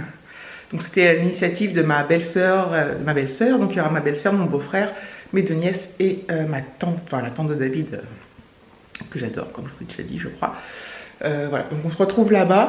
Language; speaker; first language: French; native; French